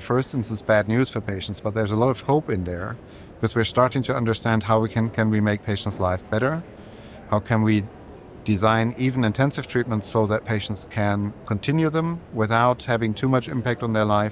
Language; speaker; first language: English; non-native, fluent; German